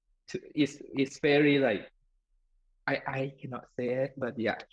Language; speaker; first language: English; non-native, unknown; Thai